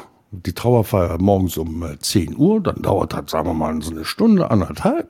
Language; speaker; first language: German; native; German